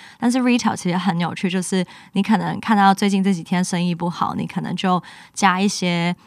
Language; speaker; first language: Chinese; non-native, local second language; Cantonese